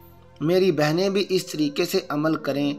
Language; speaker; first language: Urdu; native; Urdu